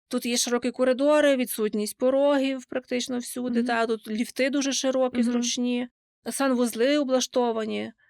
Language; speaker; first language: Ukrainian; native; Ukrainian